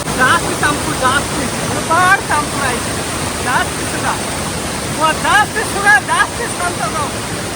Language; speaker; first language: Malayalam; native; Malayalam